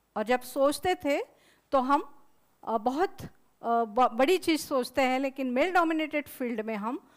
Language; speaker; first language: Hindi; non-native, local second language; Marathi